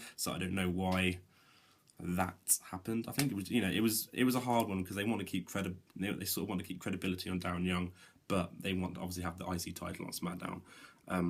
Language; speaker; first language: English; native; English